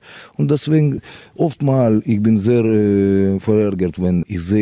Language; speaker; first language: German; non-native, fluent; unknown